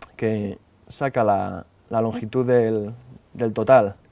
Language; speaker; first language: Spanish; native; Spanish